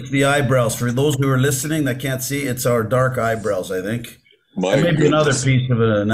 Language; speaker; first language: English; native; English